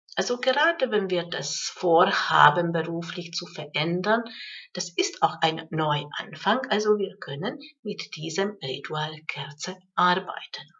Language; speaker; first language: German; non-native, fluent; Hungarian